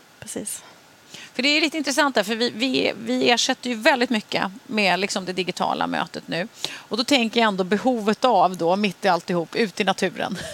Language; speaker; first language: Swedish; native; Swedish